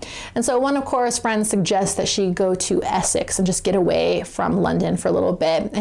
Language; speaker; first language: English; native; English